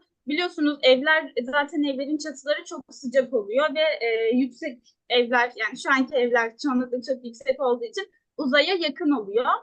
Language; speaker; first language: Turkish; native; Turkish